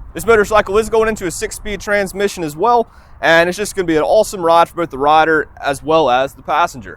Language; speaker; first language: English; native; English